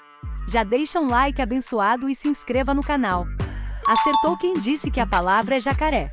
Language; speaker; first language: Portuguese; native; Portuguese